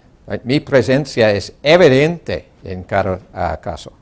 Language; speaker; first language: Spanish; non-native, learner; English